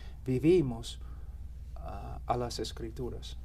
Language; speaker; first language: Spanish; non-native, fluent; English